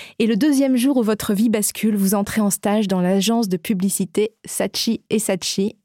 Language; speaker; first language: French; native; French